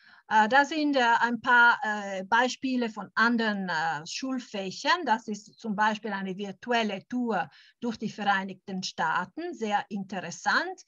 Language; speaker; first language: German; early bilingual, heritage; German